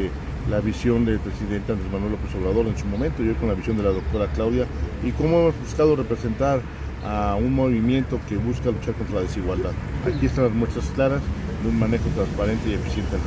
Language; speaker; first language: Spanish; native; Spanish